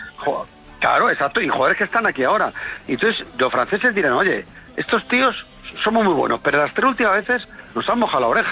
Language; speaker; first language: Spanish; native; Spanish